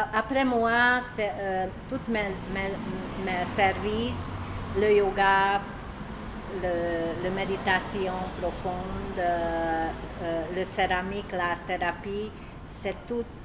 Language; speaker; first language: French; non-native, learner; Hungarian